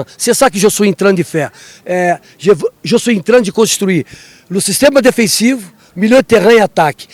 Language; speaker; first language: French; non-native, learner; Portuguese